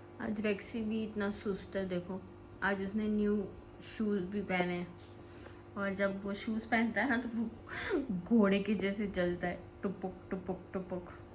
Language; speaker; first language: Hindi; non-native, local second language; Malayalam